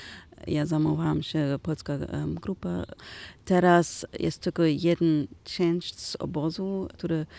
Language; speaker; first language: Polish; non-native, learner; German